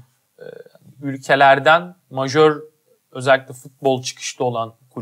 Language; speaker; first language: Turkish; native; Turkish